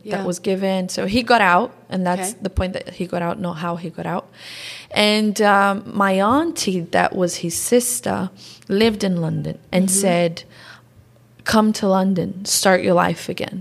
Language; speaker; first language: English; early bilingual, other home language; Portuguese